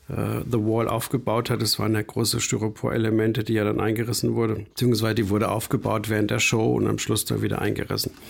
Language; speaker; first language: German; native; German